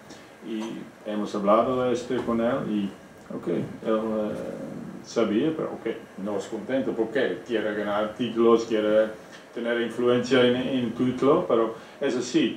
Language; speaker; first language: Spanish; non-native, fluent; Dutch